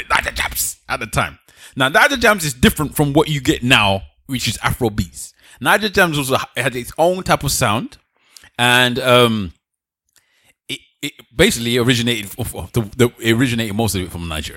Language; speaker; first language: English; native; English